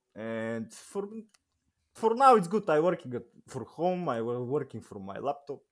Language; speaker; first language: English; non-native, learner; Bulgarian